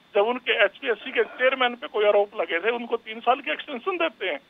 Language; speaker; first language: Hindi; native; Hindi